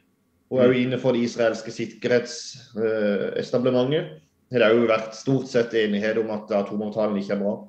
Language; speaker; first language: Norwegian; native; Norwegian